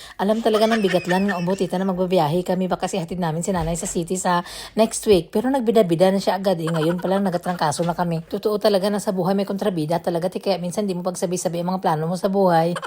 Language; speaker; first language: Filipino; non-native, local second language; Cebuano